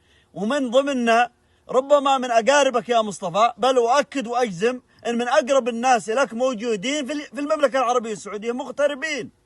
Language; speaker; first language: Arabic; native; Arabic